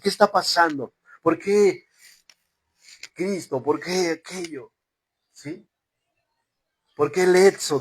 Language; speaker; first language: Spanish; native; Spanish